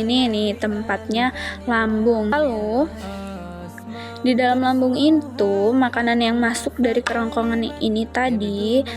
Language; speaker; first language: Indonesian; native; Indonesian